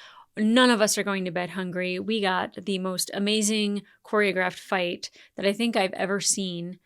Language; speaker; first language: English; native; English